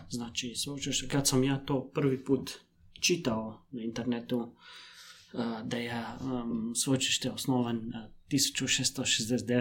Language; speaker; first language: Croatian; non-native, fluent; Arabic